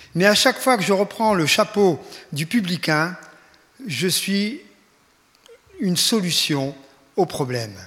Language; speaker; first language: French; native; French